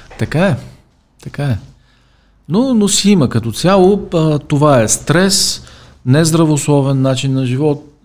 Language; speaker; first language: Bulgarian; native; Bulgarian